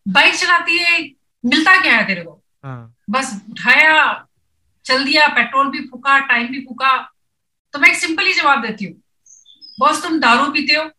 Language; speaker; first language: Hindi; native; Hindi